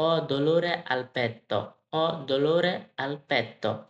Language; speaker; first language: Italian; non-native, learner; Bangla